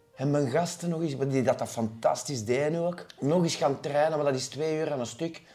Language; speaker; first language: Dutch; native; Dutch